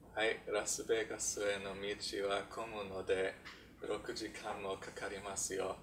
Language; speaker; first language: Japanese; non-native, learner; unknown